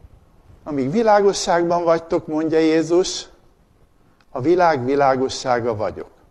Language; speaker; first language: Hungarian; native; Hungarian